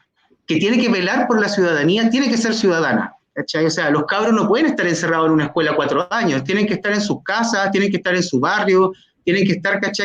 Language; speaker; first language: Spanish; native; Spanish